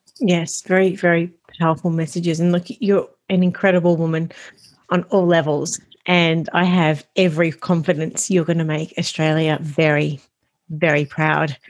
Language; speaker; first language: English; native; English